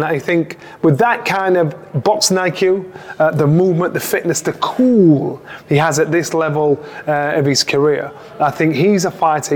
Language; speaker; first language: English; native; English